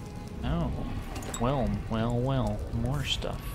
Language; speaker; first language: English; native; English